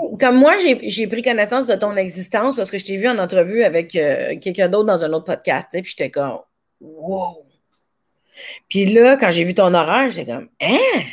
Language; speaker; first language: French; native; French